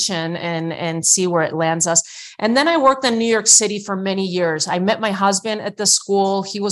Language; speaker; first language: English; non-native, fluent; Spanish